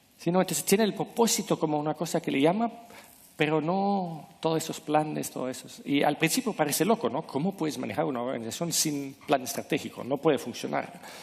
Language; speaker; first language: Spanish; non-native, fluent; French